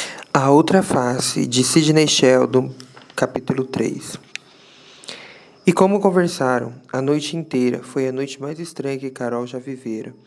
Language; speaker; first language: Portuguese; native; Portuguese